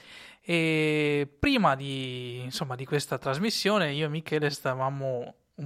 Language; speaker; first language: Italian; native; Italian